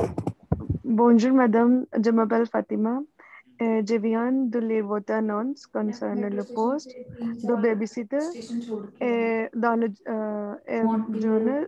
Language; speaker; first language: French; non-native, learner; Hindi